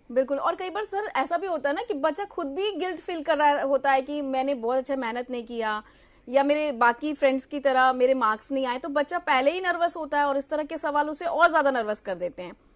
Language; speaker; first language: Hindi; native; Hindi